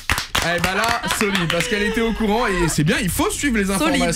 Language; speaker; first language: French; native; French